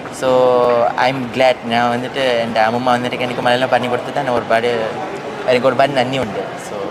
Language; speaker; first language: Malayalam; early bilingual, heritage; Malayalam